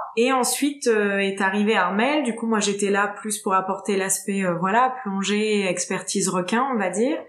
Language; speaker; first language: French; native; French